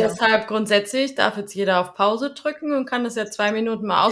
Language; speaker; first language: German; native; German